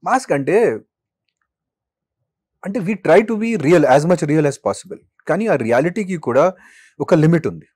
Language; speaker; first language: Telugu; non-native, fluent; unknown